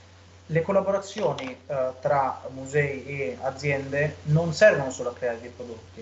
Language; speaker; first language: Italian; native; Italian